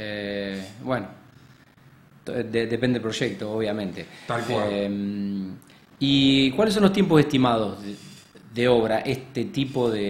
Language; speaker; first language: Spanish; native; Spanish